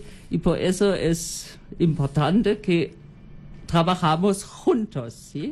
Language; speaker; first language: Spanish; non-native, learner; German